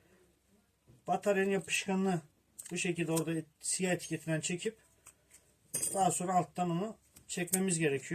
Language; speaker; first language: Turkish; native; Turkish